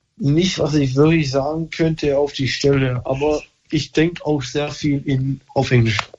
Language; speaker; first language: German; early bilingual, other home language; English